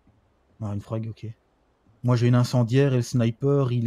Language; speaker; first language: French; native; French